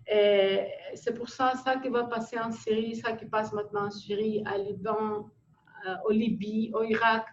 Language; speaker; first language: French; non-native, fluent; Greek